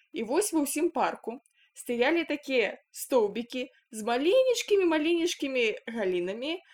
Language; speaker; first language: Belarusian; non-native, local second language; Russian